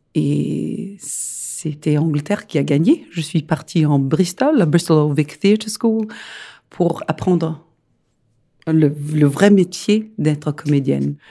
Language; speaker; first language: French; non-native, fluent; Danish